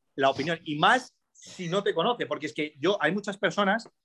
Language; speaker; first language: Spanish; early bilingual, other home language; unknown